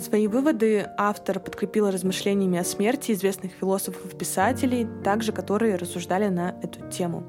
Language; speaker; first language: Russian; native; Russian